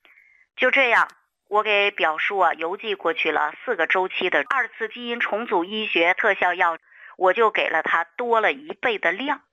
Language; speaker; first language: Chinese; native; Chinese